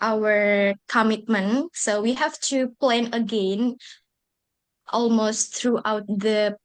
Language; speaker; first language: English; non-native, learner; Indonesian